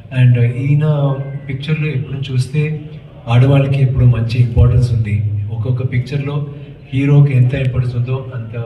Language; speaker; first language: Telugu; non-native, learner; Tamil